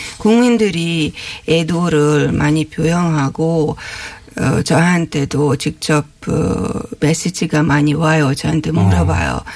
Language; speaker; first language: Korean; non-native, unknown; Hungarian